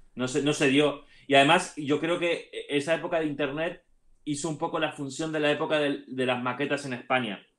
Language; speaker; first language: Spanish; native; Spanish